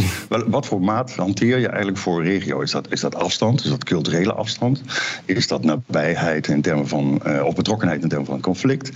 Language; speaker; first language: Dutch; native; Dutch